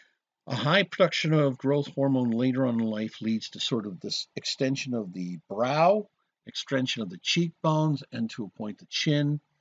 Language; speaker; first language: English; native; English